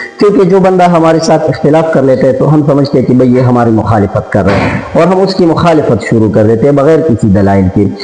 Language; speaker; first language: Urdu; non-native, local second language; Pashto